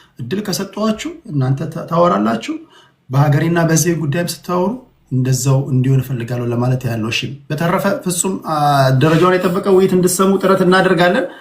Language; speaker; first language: Amharic; native; Amharic